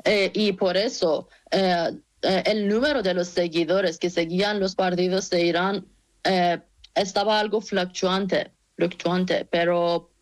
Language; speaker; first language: Spanish; non-native, learner; Persian